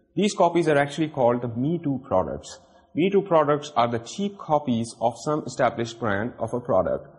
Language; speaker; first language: English; non-native, local second language; Urdu